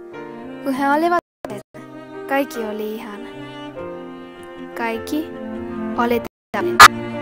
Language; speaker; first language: Finnish; non-native, learner; Spanish